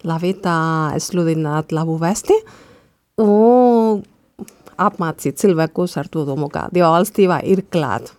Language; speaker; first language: Latvian; non-native, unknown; Spanish